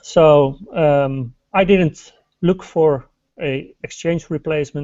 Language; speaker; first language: English; non-native, fluent; Dutch